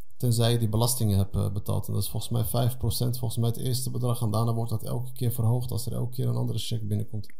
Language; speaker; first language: Dutch; early bilingual, other home language; Arabic